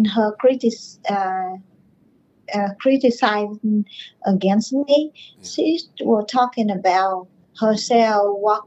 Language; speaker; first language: English; non-native, fluent; Vietnamese